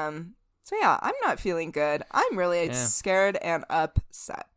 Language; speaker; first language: English; native; English